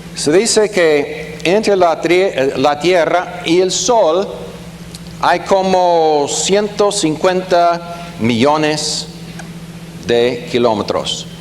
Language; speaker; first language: Spanish; non-native, fluent; German